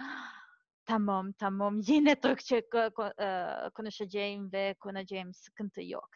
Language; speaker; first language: Turkish; non-native, learner; Serbian